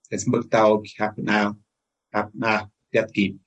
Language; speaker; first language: Spanish; non-native, local second language; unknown